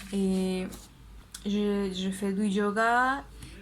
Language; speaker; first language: French; non-native, learner; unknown